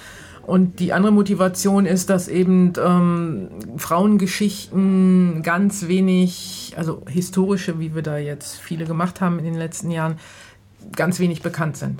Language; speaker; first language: German; native; German